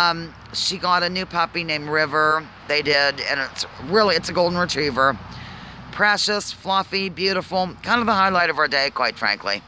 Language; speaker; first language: English; native; English